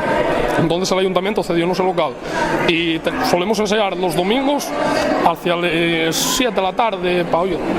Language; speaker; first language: Spanish; native; Spanish